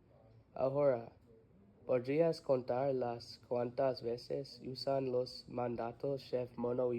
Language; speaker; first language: Spanish; non-native, learner; English